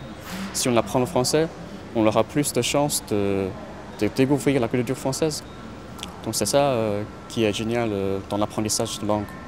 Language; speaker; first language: French; non-native, fluent; Chinese